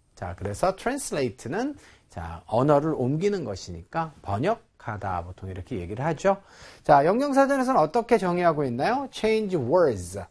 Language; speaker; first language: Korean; native; Korean